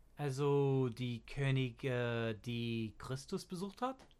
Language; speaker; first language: German; non-native, learner; English